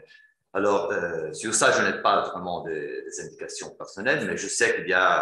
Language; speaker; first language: French; non-native, fluent; Italian